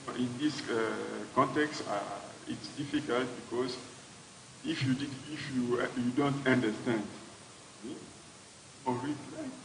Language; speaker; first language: English; non-native, learner; French